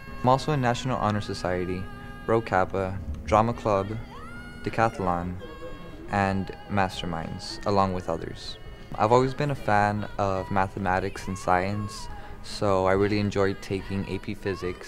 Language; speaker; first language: English; early bilingual, other home language; Spanish